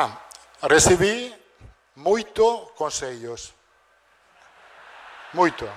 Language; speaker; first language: Portuguese; non-native, learner; Italian